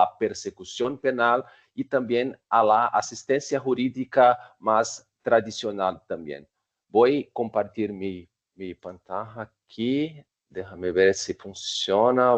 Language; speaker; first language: Spanish; non-native, fluent; Portuguese